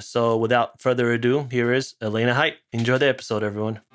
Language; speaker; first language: English; native; English